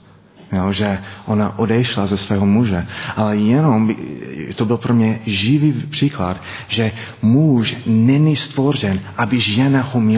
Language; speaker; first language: Czech; non-native, learner; English